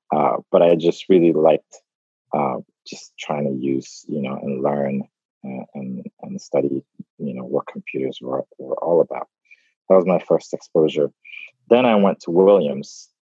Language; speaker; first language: English; non-native, local second language; Igbo